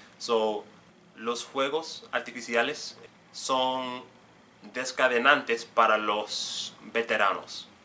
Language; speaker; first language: Spanish; non-native, fluent; English